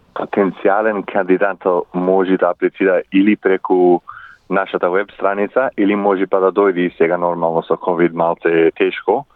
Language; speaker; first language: Macedonian; early bilingual, heritage; Macedonian